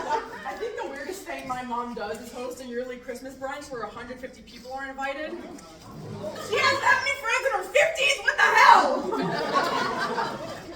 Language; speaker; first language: English; native; English